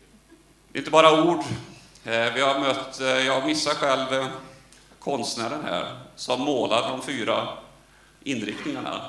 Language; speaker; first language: Swedish; native; Swedish